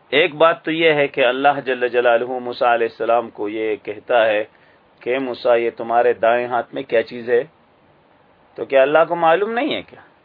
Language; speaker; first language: Urdu; native; Urdu